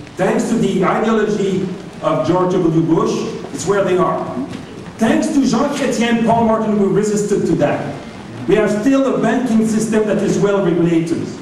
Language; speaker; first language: English; non-native, fluent; French